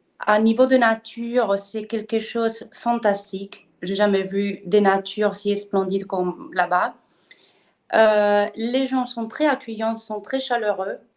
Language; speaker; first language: French; non-native, fluent; Spanish